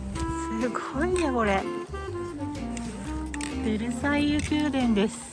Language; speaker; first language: Japanese; native; Japanese